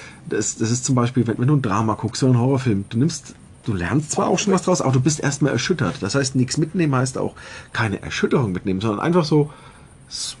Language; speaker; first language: German; native; German